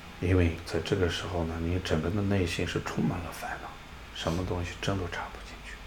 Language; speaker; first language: Chinese; non-native, local second language; Tibetan